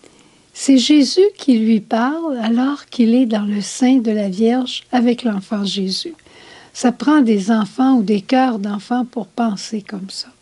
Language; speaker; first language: French; native; French